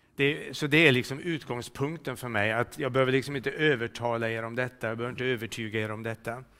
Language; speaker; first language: Swedish; native; Swedish